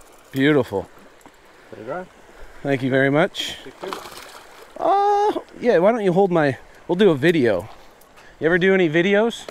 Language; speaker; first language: English; native; English